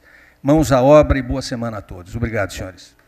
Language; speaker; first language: Portuguese; native; Portuguese